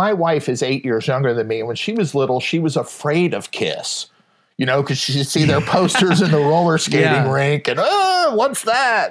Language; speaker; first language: English; native; English